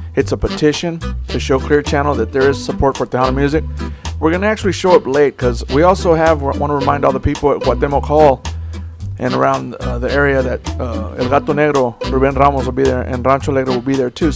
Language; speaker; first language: English; early bilingual, other home language; Spanish